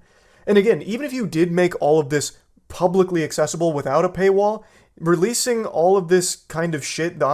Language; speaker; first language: English; native; English